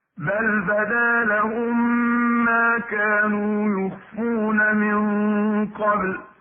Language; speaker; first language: Arabic; native; Arabic